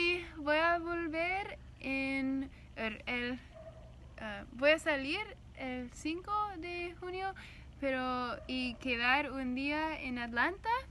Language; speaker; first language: Spanish; non-native, learner; English